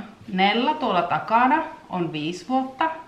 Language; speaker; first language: Finnish; native; Finnish